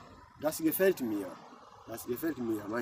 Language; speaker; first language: German; non-native, learner; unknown